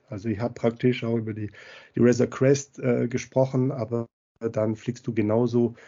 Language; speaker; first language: German; non-native, fluent; French